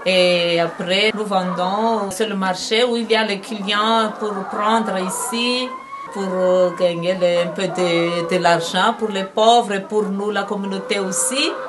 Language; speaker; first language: French; non-native, local second language; Malagasy